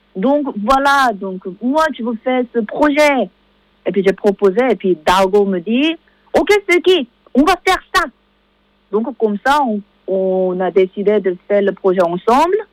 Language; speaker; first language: French; non-native, learner; Korean